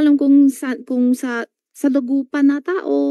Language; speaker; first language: Filipino; non-native, learner; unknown